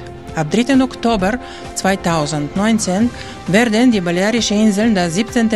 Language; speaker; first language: German; non-native, learner; Spanish